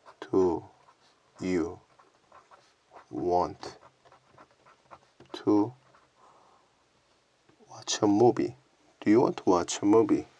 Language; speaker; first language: English; non-native, learner; Korean